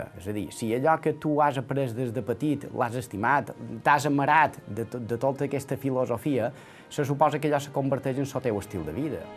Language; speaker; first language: Catalan; native; Catalan